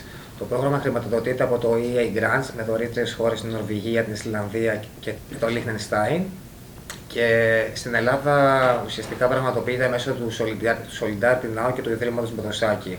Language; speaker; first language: Greek; native; Greek